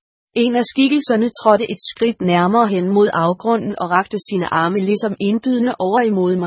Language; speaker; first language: Danish; native; Danish